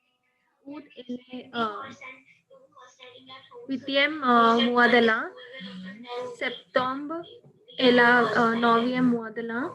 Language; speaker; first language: French; non-native, learner; Hindi